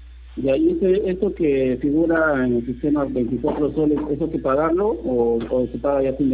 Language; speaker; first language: Spanish; native; Spanish